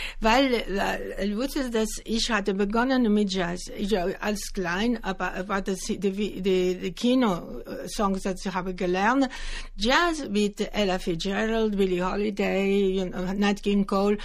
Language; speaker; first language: German; non-native, learner; Greek